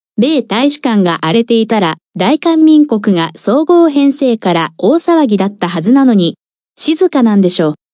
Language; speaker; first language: Japanese; non-native, fluent; Korean